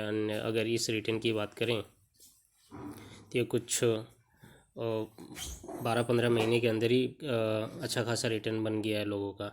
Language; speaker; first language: Hindi; native; Hindi